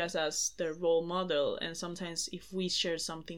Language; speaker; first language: English; non-native, fluent; Spanish